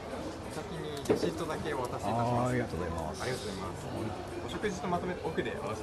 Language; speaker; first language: Japanese; native; Japanese